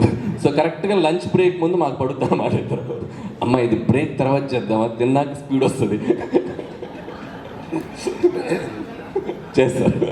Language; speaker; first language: Telugu; native; Telugu